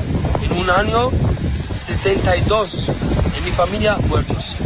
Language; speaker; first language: Spanish; non-native, learner; Arabic